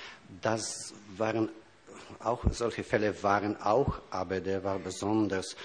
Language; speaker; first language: German; non-native, fluent; Polish